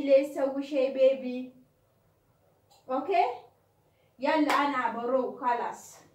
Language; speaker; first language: Arabic; non-native, learner; Oromo